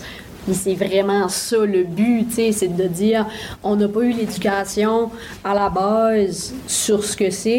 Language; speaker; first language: French; native; French